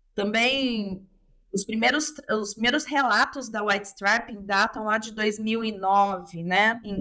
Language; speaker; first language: Portuguese; native; Portuguese